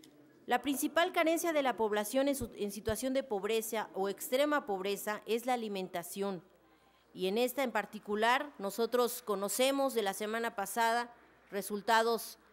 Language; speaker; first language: Spanish; native; Spanish